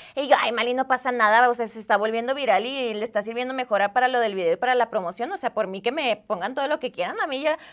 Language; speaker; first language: Spanish; native; Spanish